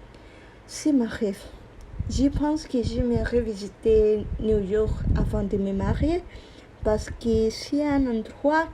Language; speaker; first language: French; non-native, learner; Spanish